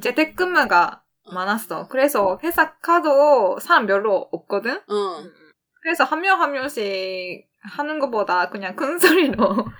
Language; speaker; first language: Korean; non-native, fluent; Japanese